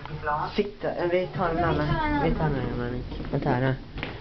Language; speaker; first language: Swedish; native; Swedish